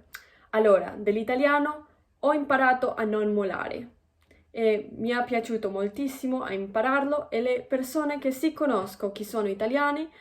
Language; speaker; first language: Italian; non-native, fluent; Spanish